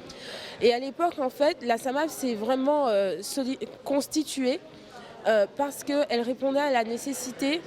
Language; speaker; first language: French; native; French